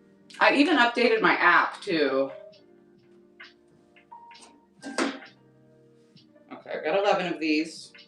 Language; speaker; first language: English; native; English